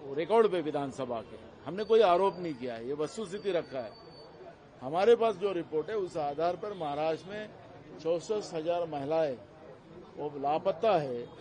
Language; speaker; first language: Hindi; non-native, local second language; Marathi